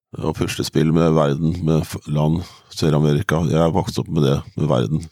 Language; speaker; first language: Norwegian; native; Norwegian